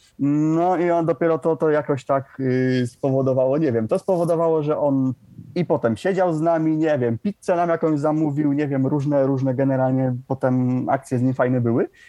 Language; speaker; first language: Polish; native; Polish